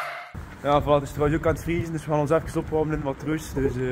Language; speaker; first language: Dutch; native; Dutch